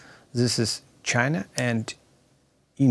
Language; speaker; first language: English; non-native, learner; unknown